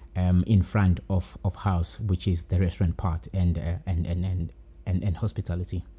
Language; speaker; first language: English; non-native, local second language; Zulu